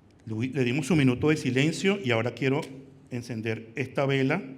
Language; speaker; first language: Spanish; native; Spanish